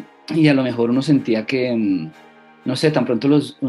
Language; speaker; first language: Spanish; native; Spanish